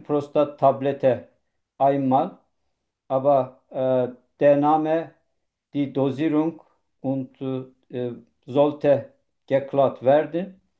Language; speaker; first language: German; non-native, learner; Turkish